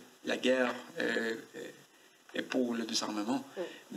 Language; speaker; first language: French; non-native, learner; Spanish